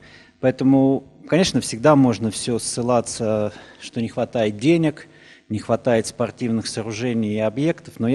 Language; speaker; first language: Russian; native; Russian